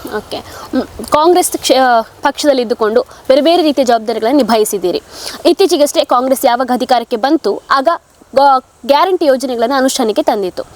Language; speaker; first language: Kannada; native; Kannada